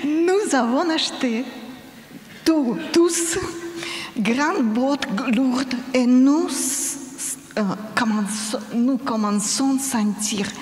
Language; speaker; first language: French; non-native, learner; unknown